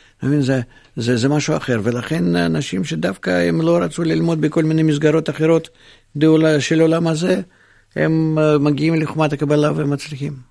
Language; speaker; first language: Hebrew; non-native, fluent; Russian